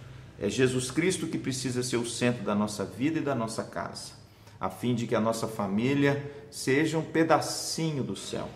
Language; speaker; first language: Portuguese; native; Portuguese